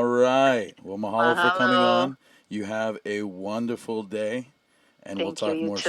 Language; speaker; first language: English; native; English